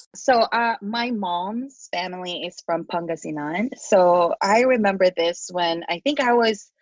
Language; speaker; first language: English; non-native, local second language; Filipino